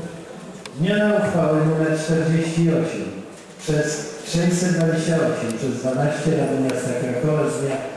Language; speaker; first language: Polish; native; Polish